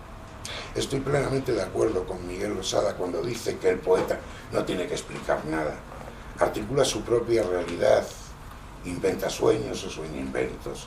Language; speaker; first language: Spanish; native; Spanish